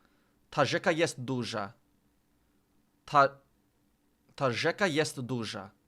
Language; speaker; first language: Polish; non-native, learner; English